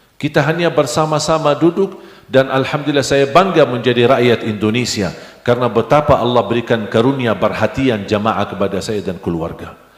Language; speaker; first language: Indonesian; non-native, fluent; Arabic